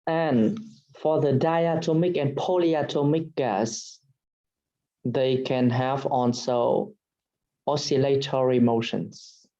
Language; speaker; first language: English; non-native, fluent; Vietnamese